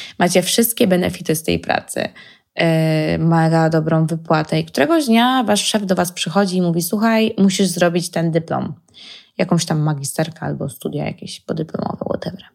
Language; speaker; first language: Polish; early bilingual, heritage; Polish